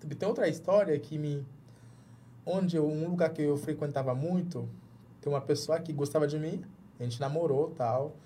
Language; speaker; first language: Portuguese; non-native, fluent; Jamaican Creole English